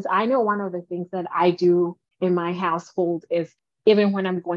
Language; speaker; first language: English; non-native, local second language; Akan